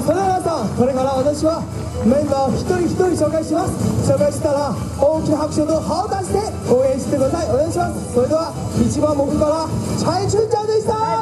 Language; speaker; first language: Japanese; non-native, fluent; Chinese